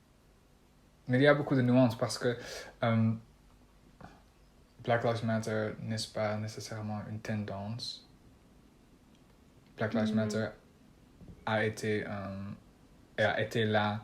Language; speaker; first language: French; non-native, learner; Dutch